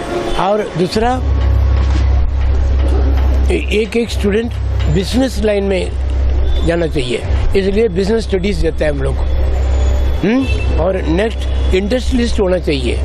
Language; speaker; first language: Hindi; non-native, local second language; Tamil